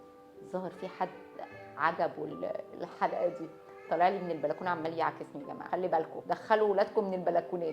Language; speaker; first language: Arabic; native; Arabic